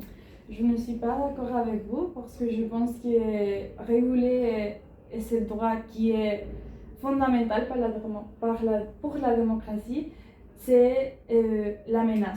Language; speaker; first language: French; non-native, learner; Spanish